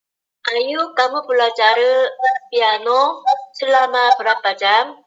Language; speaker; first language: Indonesian; non-native, learner; Korean